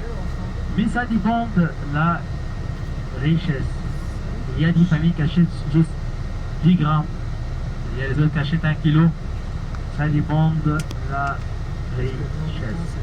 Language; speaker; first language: French; non-native, learner; Arabic